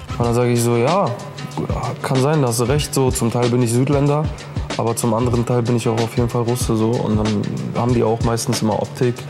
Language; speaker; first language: German; early bilingual, other home language; Russian